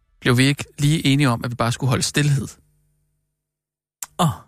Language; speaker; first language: Danish; native; Danish